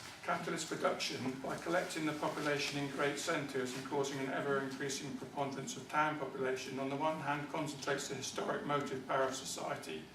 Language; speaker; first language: English; native; English